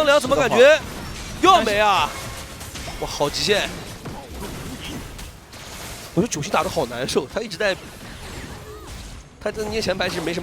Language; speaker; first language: Chinese; native; Chinese